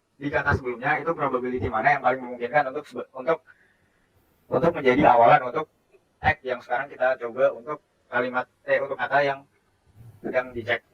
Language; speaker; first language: Indonesian; native; Indonesian